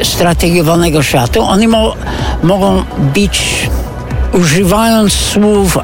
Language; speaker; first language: Polish; non-native, fluent; English